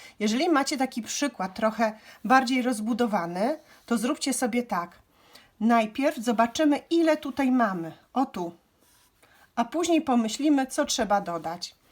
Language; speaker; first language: Polish; native; Polish